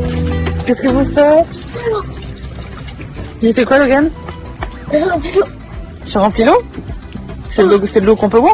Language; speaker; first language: French; native; French